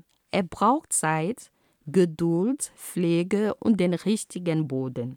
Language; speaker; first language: German; non-native, fluent; Ghomala